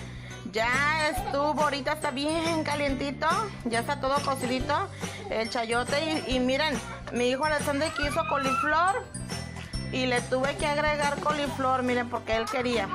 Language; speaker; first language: Spanish; native; Spanish